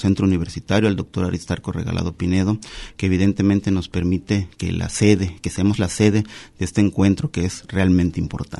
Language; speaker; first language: Spanish; native; Spanish